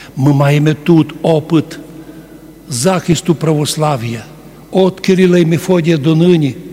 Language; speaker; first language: Ukrainian; native; Ukrainian